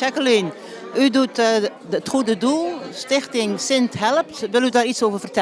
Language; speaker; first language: Dutch; native; Dutch